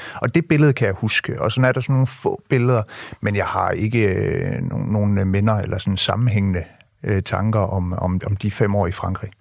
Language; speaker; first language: Danish; early bilingual, other home language; French